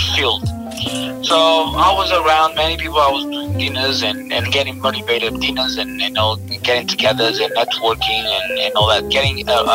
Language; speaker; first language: English; non-native, fluent; Portuguese